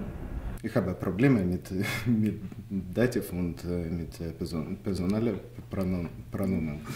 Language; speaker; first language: German; non-native, learner; Russian